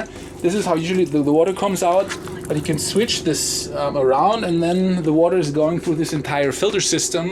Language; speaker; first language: English; non-native, fluent; German